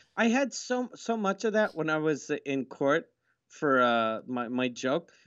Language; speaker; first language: English; non-native, fluent; French